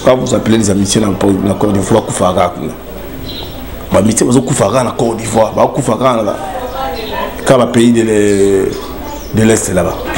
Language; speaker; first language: French; non-native, local second language; Lingala